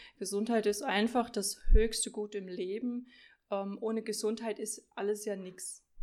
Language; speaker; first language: German; early bilingual, other home language; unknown